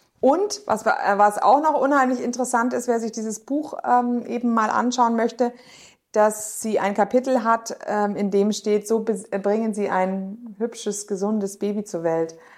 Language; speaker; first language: German; native; German